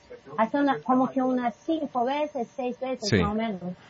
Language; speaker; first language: Spanish; non-native, fluent; Portuguese